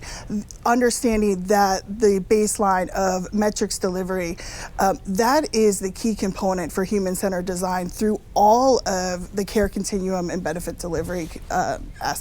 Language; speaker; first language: English; native; English